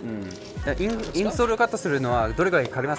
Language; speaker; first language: Japanese; native; Japanese